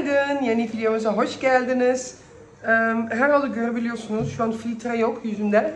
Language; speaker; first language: Turkish; early bilingual, heritage; Dutch